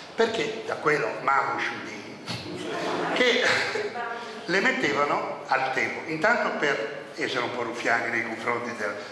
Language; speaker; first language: Italian; native; Italian